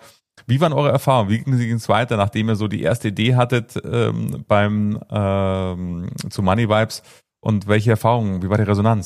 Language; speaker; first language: German; native; German